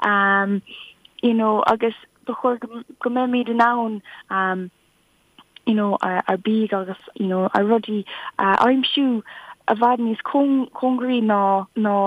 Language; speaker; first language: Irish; non-native, local second language; English